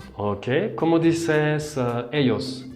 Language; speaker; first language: Spanish; non-native, fluent; French